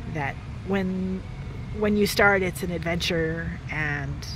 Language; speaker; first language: English; native; English